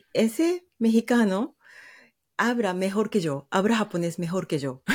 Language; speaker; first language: Spanish; non-native, fluent; Japanese